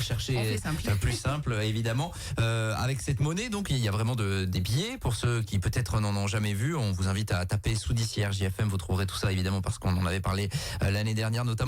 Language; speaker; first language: French; native; French